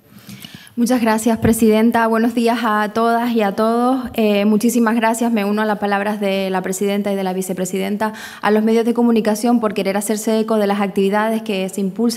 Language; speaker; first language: Spanish; native; Spanish